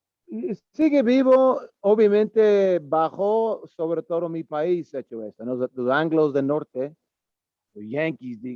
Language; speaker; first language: Spanish; non-native, learner; English